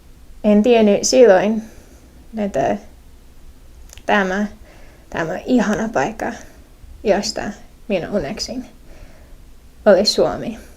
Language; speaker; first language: Finnish; non-native, fluent; English